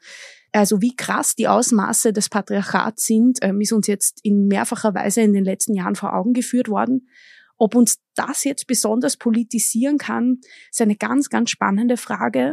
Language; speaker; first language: German; native; German